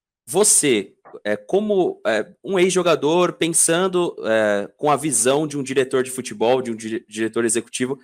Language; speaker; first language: Portuguese; native; Portuguese